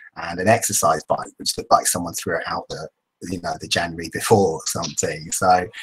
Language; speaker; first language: English; native; English